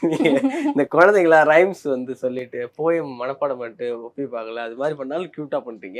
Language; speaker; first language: Tamil; native; Tamil